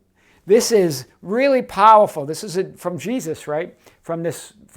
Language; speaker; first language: English; native; English